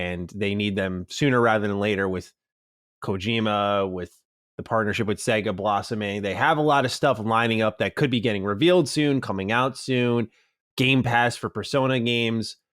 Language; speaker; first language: English; native; English